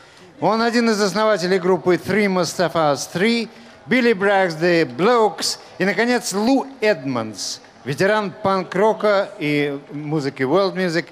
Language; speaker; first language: Russian; native; Russian